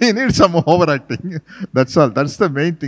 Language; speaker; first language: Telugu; non-native, learner; Tamil